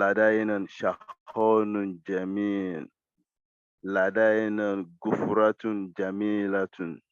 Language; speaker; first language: Arabic; non-native, learner; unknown